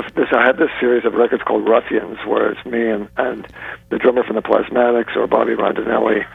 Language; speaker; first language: English; native; English